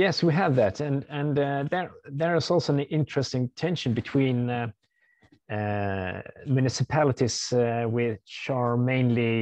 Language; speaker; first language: English; non-native, fluent; Swedish